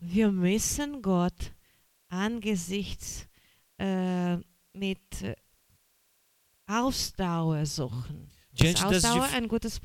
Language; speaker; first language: German; non-native, learner; Portuguese